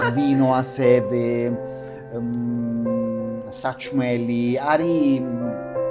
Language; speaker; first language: Georgian; non-native, learner; Italian